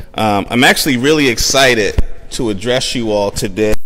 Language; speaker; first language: English; native; English